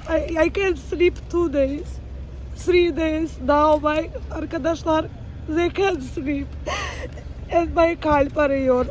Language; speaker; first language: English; non-native, learner; Ukrainian